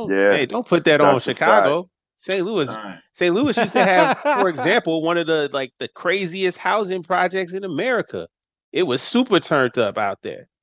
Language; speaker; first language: English; native; English